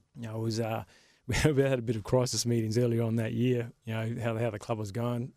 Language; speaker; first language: English; native; English